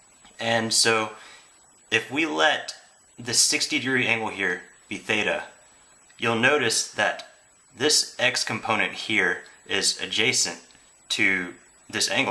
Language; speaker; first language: English; native; English